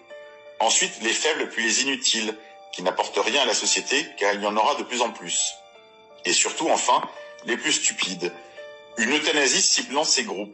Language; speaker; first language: French; native; French